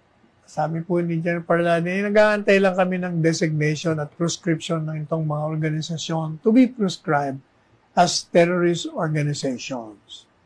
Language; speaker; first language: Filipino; native; Filipino